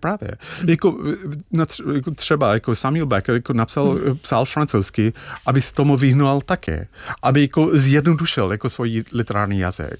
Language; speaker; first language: Czech; non-native, fluent; English